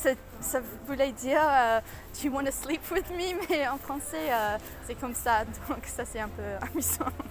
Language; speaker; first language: French; non-native, fluent; English